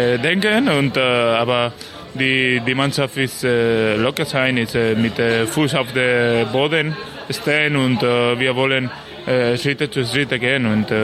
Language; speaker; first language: German; non-native, learner; Spanish